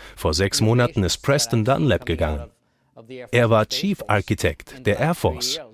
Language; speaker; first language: German; non-native, fluent; French